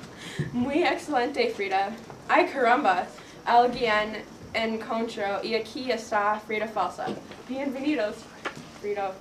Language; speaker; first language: Spanish; non-native, learner; English